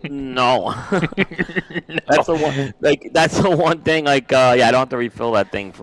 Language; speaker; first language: English; native; English